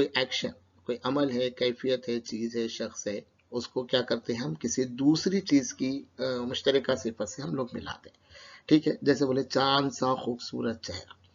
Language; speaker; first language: Urdu; native; Urdu